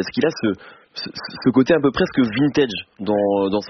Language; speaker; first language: French; native; French